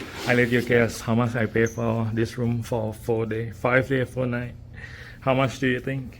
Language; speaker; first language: English; non-native, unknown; Thai